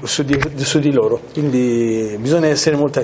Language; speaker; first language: Italian; native; Italian